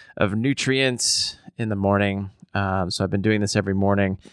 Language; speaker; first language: English; native; English